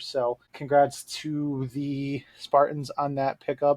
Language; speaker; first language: English; native; English